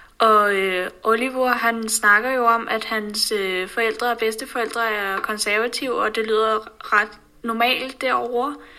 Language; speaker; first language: Danish; native; Danish